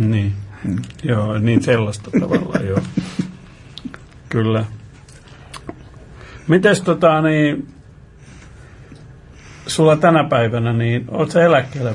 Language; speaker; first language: Finnish; native; Finnish